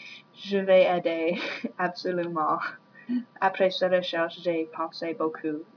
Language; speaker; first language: French; non-native, learner; English